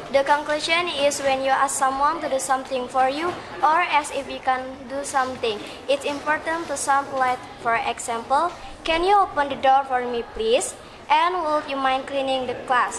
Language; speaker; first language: English; non-native, learner; Indonesian